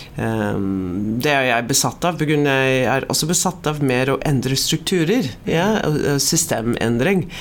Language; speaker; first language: Norwegian; non-native, fluent; English